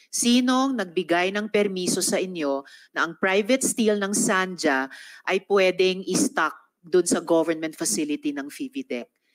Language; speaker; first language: Filipino; native; Filipino